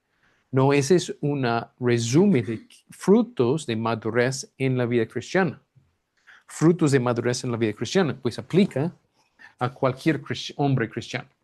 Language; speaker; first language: Spanish; non-native, fluent; English